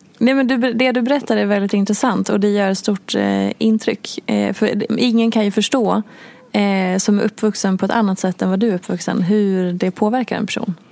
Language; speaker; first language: Swedish; native; Swedish